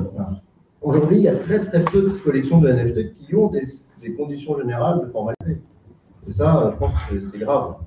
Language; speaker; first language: French; native; French